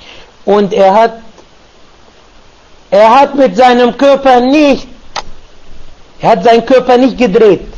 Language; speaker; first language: German; non-native, fluent; Arabic